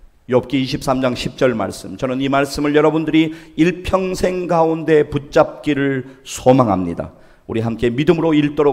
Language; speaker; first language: Korean; native; Korean